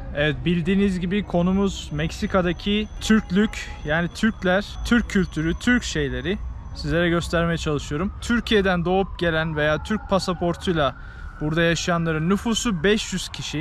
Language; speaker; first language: Turkish; native; Turkish